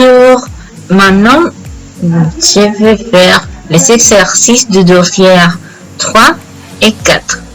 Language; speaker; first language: French; non-native, learner; Spanish